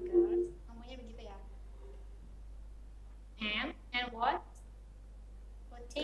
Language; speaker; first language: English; non-native, fluent; Indonesian